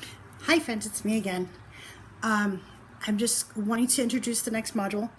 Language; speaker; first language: English; native; English